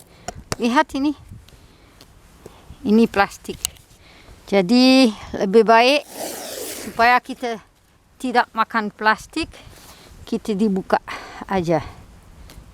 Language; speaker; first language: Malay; non-native, fluent; Dutch